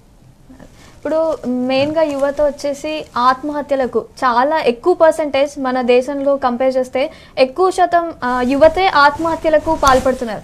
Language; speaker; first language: Telugu; native; Telugu